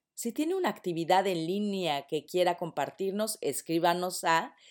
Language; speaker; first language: Spanish; native; Spanish